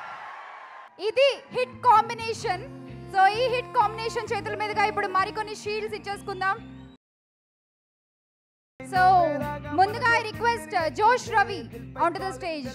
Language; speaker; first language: Telugu; native; Telugu